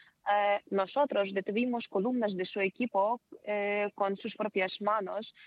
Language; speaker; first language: Spanish; non-native, fluent; Ukrainian